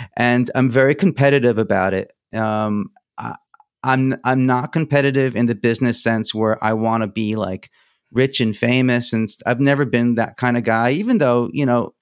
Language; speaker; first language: English; early bilingual, other home language; Greek